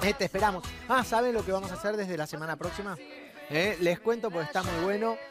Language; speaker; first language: Spanish; native; Spanish